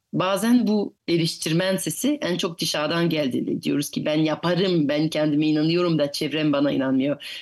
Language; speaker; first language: Turkish; non-native, fluent; French